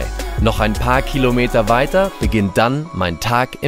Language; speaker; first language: German; native; German